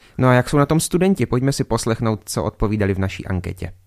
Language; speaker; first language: Czech; native; Czech